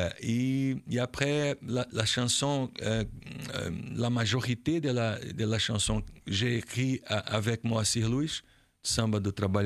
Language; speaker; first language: French; non-native, learner; Portuguese